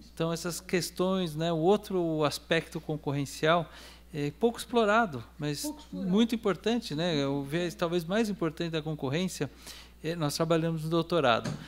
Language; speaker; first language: Portuguese; native; Portuguese